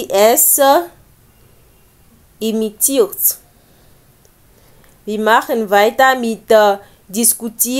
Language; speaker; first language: German; non-native, learner; French